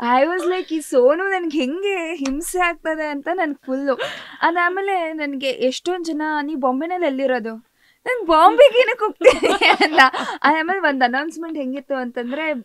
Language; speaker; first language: Kannada; native; Kannada